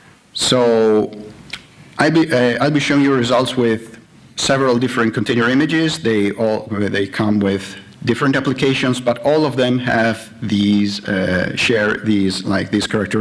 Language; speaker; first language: English; non-native, fluent; Italian